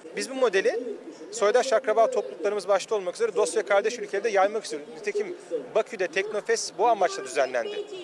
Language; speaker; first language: Turkish; native; Turkish